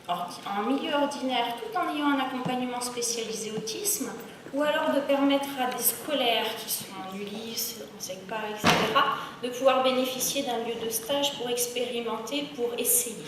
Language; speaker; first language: French; native; French